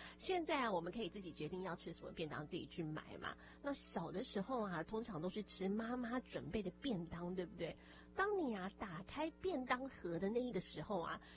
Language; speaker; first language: Chinese; native; Chinese